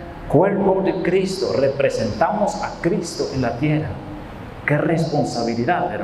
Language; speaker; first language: Spanish; non-native, fluent; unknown